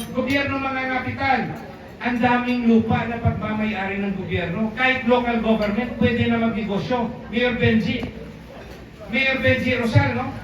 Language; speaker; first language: Filipino; non-native, local second language; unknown